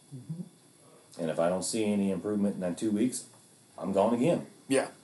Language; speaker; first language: English; native; English